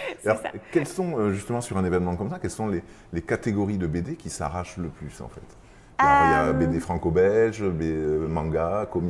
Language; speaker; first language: French; native; French